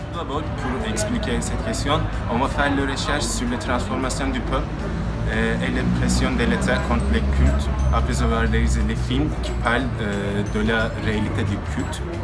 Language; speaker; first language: French; non-native, learner; Turkish